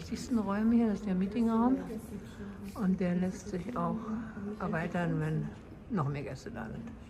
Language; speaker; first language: German; native; German